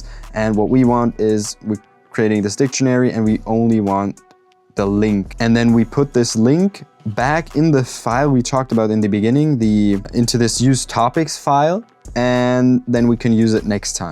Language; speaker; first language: English; non-native, fluent; German